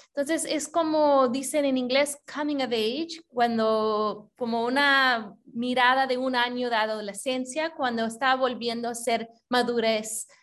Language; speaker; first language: Spanish; early bilingual, other home language; English